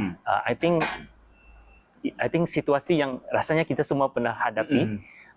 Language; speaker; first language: Malay; native; Malay